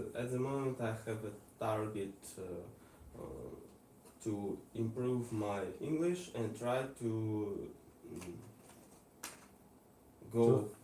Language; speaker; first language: English; non-native, learner; Russian